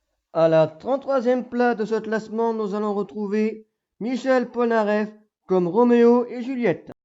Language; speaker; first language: French; native; French